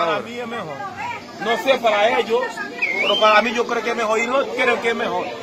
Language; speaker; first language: Spanish; non-native, learner; Haitian Creole